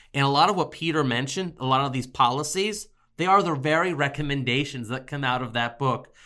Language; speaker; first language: English; native; English